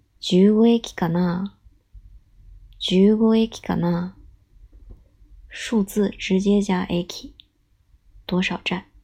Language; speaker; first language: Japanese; non-native, fluent; Chinese